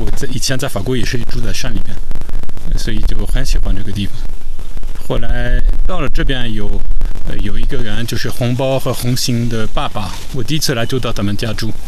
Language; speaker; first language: Chinese; non-native, fluent; French